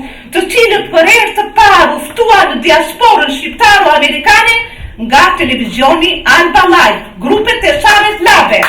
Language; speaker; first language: Albanian; native; Albanian